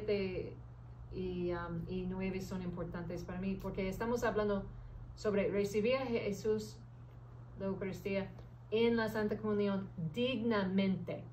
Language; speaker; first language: Spanish; early bilingual, heritage; English